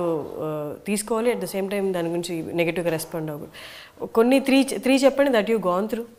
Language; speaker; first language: Telugu; native; Telugu